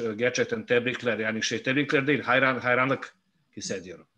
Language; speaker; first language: Turkish; non-native, fluent; Bosnian